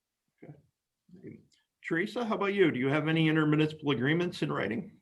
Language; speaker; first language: English; native; English